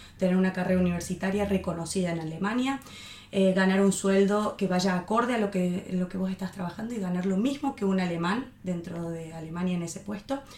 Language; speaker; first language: Spanish; native; Spanish